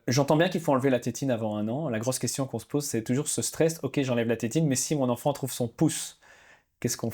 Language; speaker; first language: French; native; French